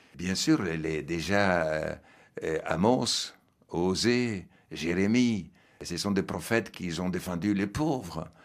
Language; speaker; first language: French; non-native, fluent; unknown